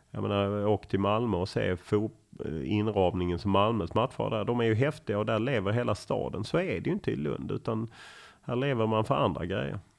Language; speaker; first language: Swedish; native; Swedish